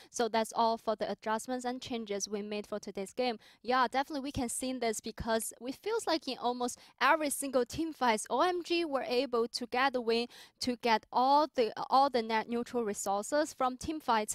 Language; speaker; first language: English; non-native, fluent; Chinese